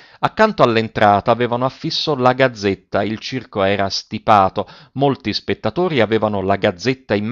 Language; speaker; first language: Italian; native; Italian